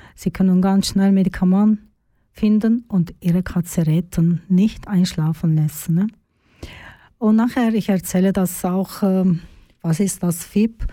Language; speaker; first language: German; non-native, learner; Turkish